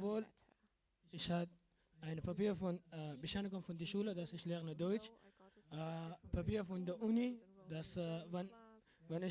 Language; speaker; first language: German; non-native, learner; Arabic